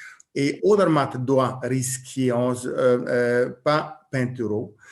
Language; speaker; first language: French; non-native, learner; German